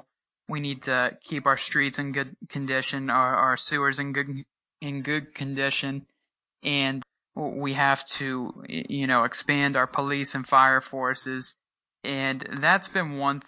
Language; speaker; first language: English; native; English